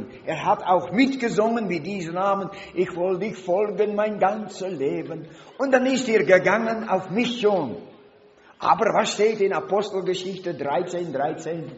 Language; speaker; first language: German; non-native, learner; Dutch